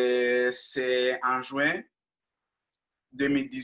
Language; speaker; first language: French; non-native, local second language; Kinyarwanda